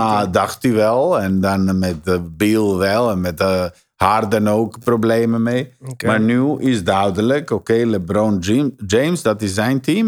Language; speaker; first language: Dutch; non-native, fluent; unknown